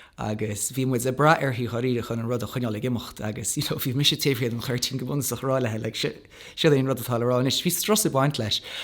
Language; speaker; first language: Irish; non-native, local second language; English